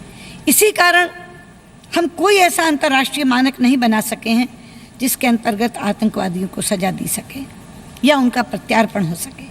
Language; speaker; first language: Hindi; native; Hindi